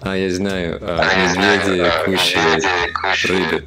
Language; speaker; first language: Russian; non-native, learner; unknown